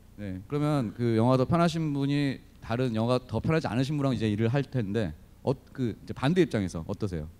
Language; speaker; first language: Korean; native; Korean